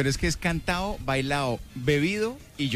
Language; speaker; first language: Spanish; native; Spanish